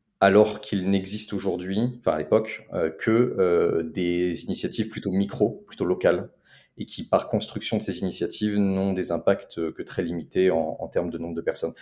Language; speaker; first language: French; native; French